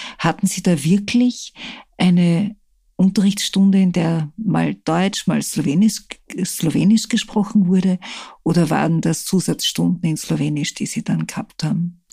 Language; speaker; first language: German; native; German